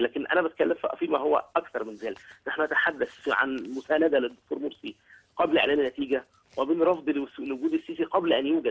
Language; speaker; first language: Arabic; native; Arabic